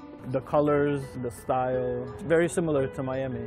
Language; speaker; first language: English; native; English